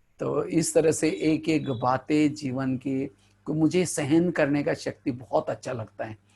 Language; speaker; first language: Hindi; non-native, local second language; Marathi